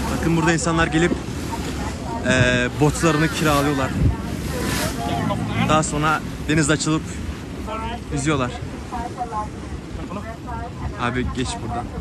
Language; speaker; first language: Turkish; native; Turkish